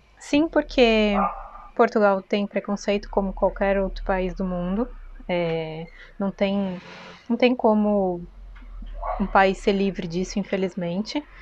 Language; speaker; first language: Portuguese; native; Portuguese